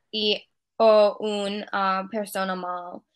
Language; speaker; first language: Spanish; non-native, learner; English